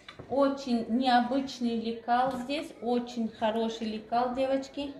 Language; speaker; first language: Russian; non-native, local second language; Tajik